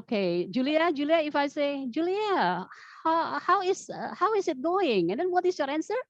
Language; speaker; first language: English; non-native, fluent; Indonesian